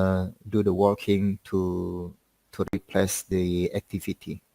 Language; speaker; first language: English; non-native, learner; Indonesian